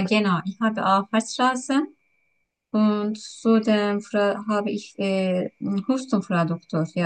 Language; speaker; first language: German; non-native, learner; Turkish